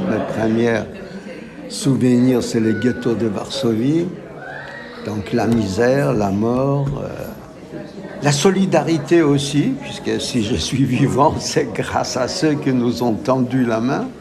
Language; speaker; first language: French; non-native, fluent; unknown